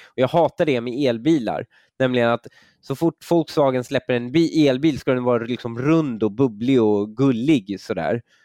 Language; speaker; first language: Swedish; early bilingual, other home language; Persian